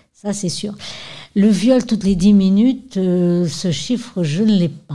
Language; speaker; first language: French; native; French